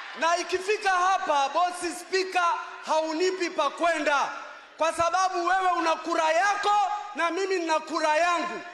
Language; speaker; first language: Swahili; native; Swahili